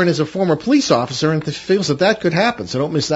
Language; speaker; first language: English; native; English